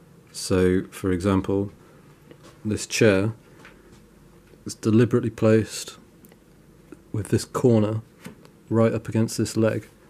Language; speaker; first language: English; native; English